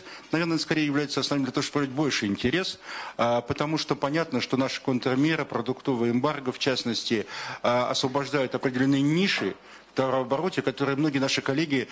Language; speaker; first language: Russian; native; Russian